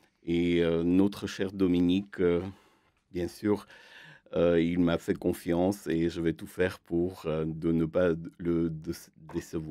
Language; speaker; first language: French; non-native, fluent; Armenian